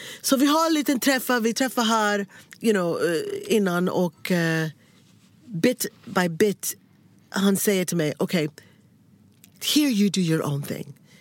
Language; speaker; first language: Swedish; non-native, learner; English